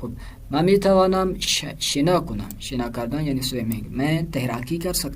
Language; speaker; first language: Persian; non-native, fluent; Urdu